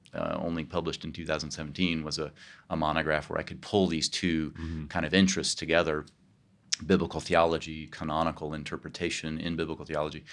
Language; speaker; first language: English; native; English